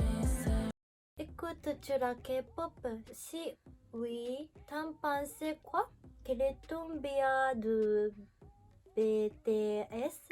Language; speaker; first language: French; non-native, learner; Japanese